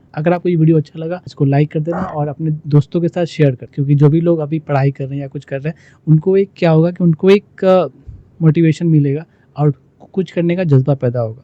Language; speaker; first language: Hindi; non-native, local second language; Assamese